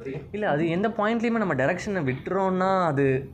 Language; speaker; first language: Tamil; native; Tamil